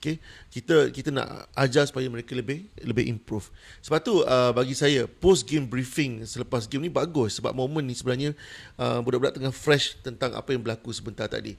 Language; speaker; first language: Malay; native; Malay